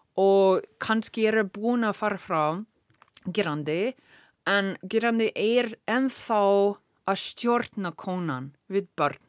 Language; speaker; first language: Icelandic; non-native, learner; English